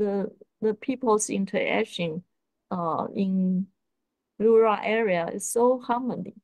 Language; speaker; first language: English; non-native, fluent; Chinese